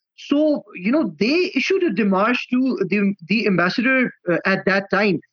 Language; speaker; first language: English; non-native, local second language; Urdu